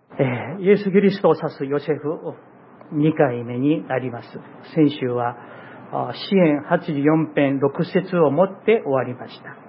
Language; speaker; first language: Japanese; non-native, fluent; Korean